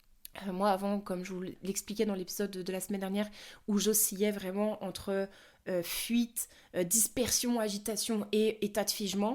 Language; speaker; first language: French; native; French